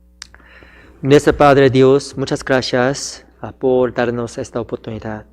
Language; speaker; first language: Spanish; non-native, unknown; Korean